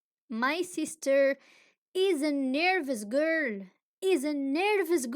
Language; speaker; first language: English; non-native, fluent; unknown